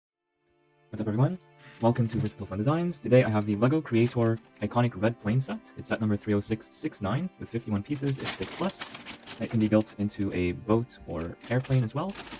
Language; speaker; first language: English; native; English